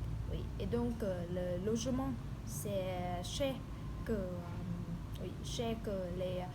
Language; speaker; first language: French; non-native, learner; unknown